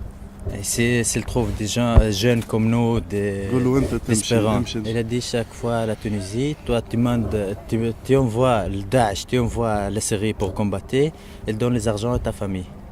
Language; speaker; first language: French; non-native, learner; Arabic